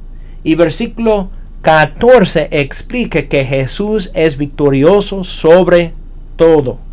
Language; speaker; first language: Spanish; non-native, fluent; English